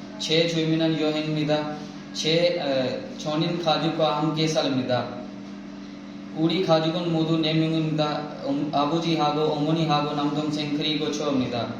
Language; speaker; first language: Korean; non-native, learner; Urdu